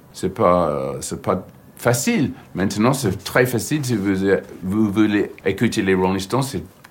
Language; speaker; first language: French; non-native, learner; English